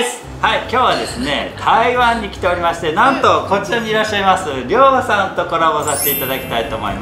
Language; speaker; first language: Japanese; native; Japanese